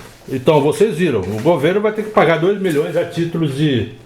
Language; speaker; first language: Portuguese; native; Portuguese